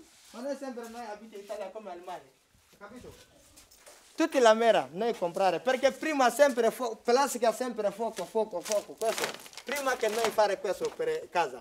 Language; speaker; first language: Italian; non-native, learner; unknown